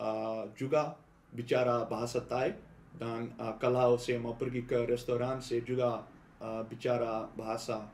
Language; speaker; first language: Indonesian; non-native, learner; Dutch